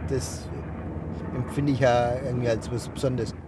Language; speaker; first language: German; native; German